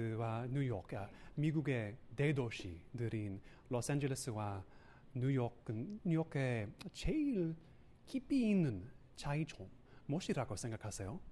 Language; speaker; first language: Korean; non-native, learner; English